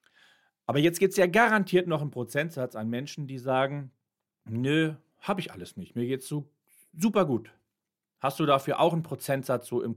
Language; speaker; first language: German; native; German